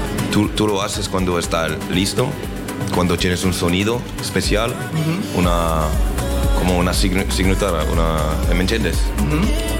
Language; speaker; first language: Spanish; non-native, learner; French